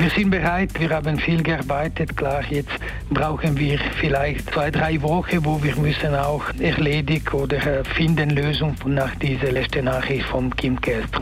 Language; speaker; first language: German; non-native, learner; Italian